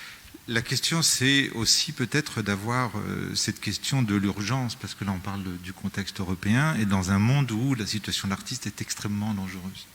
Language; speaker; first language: French; native; French